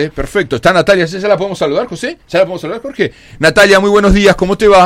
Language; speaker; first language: Spanish; native; Spanish